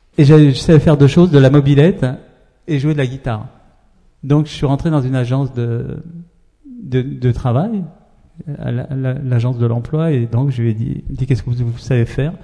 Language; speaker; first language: French; early bilingual, other home language; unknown